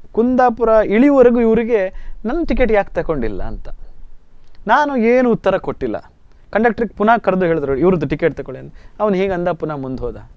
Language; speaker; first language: Kannada; native; Kannada